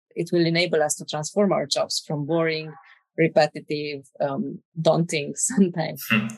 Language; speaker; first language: English; non-native, fluent; Romanian